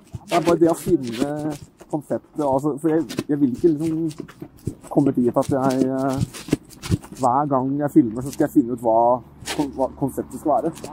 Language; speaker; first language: Norwegian; native; Norwegian